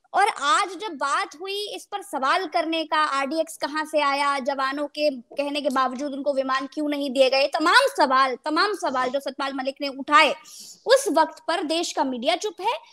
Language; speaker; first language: Hindi; native; Hindi